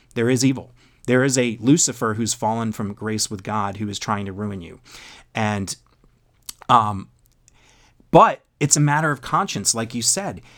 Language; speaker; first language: English; native; English